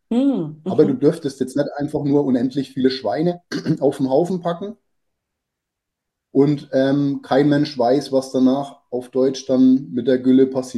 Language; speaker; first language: German; native; German